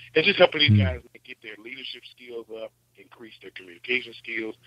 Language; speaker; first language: English; native; English